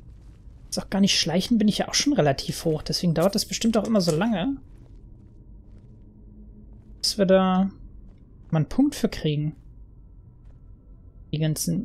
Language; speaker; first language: German; native; German